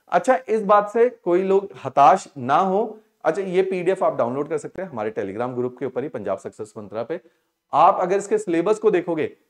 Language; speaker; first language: Hindi; non-native, local second language; Punjabi